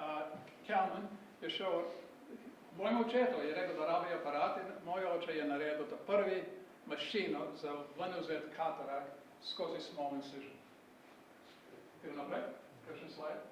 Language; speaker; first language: Slovenian; early bilingual, heritage; Slovenian